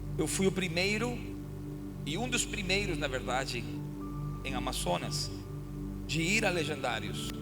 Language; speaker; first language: Portuguese; non-native, fluent; Spanish